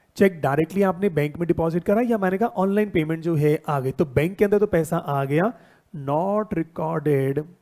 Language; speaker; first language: Hindi; native; Hindi